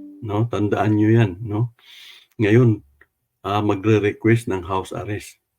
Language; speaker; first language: Filipino; non-native, local second language; Cebuano